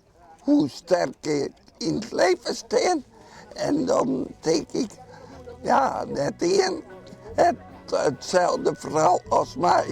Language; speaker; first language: Dutch; non-native, local second language; Western Frisian